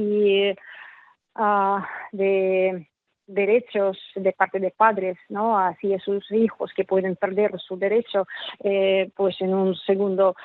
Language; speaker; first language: Spanish; non-native, fluent; Russian